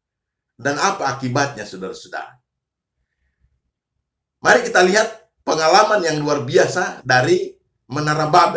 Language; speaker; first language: Indonesian; native; Indonesian